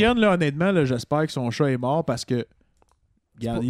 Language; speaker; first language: French; native; French